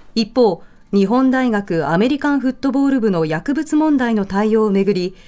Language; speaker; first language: Japanese; native; Japanese